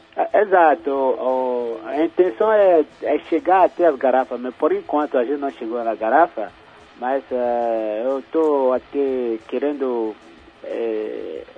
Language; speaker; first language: Portuguese; non-native, fluent; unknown